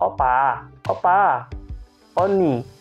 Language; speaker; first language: Korean; non-native, fluent; Indonesian